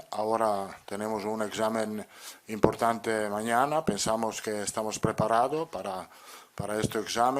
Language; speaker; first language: Spanish; non-native, fluent; Italian